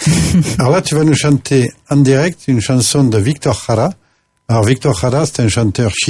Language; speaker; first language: French; native; French